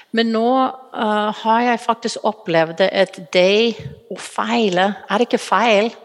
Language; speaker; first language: Norwegian; non-native, fluent; English